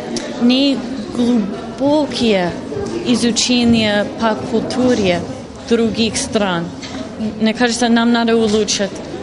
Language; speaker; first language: Russian; non-native, learner; English